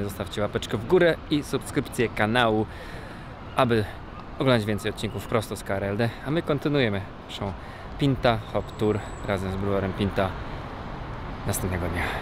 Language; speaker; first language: Polish; native; Polish